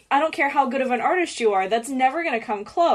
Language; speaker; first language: English; native; English